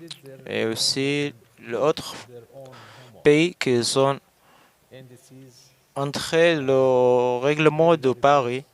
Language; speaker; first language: French; non-native, learner; Arabic